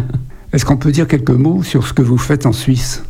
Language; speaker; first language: French; native; French